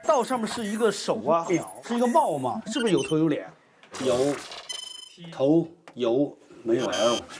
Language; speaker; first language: Chinese; native; Chinese